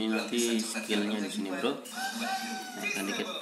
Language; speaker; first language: Indonesian; native; Indonesian